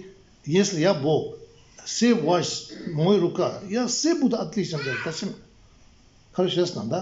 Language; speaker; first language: Russian; non-native, learner; Tibetan